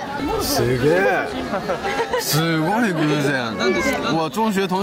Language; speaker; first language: Japanese; native; Japanese